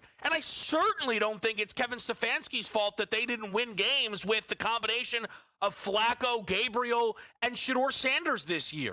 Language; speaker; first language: English; native; English